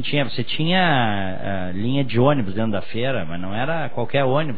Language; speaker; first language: Portuguese; native; Portuguese